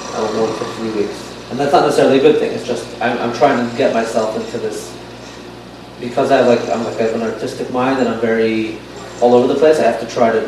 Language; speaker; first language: English; non-native, fluent; Yiddish